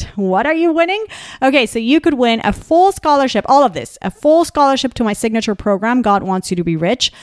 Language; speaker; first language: English; non-native, fluent; Spanish